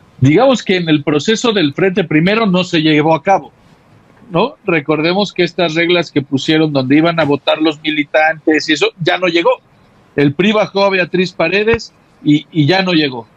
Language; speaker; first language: Spanish; native; Spanish